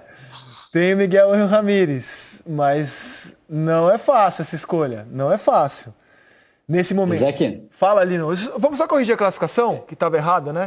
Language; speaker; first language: Portuguese; native; Portuguese